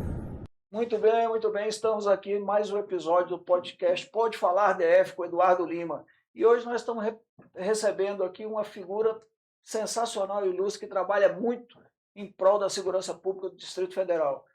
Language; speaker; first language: Portuguese; native; Portuguese